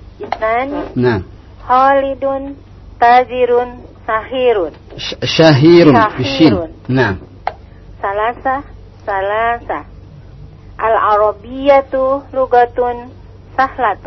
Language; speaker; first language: Arabic; non-native, learner; Indonesian